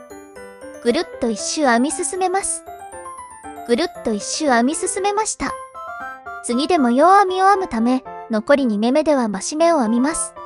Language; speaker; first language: Japanese; native; Japanese